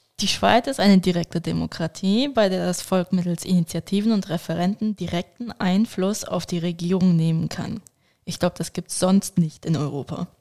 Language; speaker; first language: German; early bilingual, other home language; Turkish